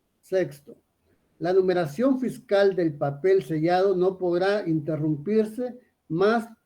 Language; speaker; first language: Spanish; native; Spanish